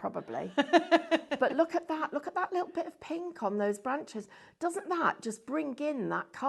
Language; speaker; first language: English; native; English